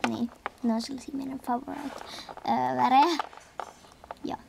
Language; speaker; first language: Finnish; native; Finnish